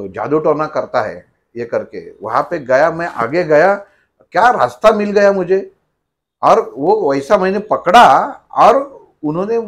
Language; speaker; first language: Hindi; non-native, local second language; Marathi